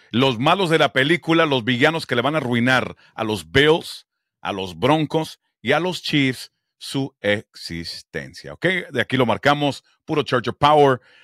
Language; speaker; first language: Spanish; early bilingual, heritage; Spanish